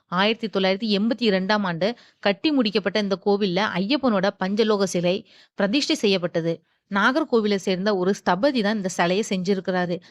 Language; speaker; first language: Tamil; native; Tamil